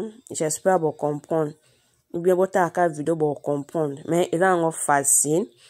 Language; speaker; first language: French; non-native, local second language; Lingala